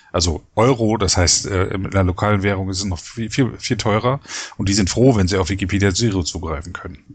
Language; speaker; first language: German; native; German